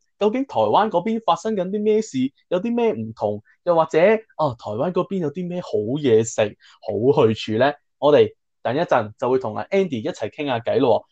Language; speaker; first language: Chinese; non-native, local second language; Cantonese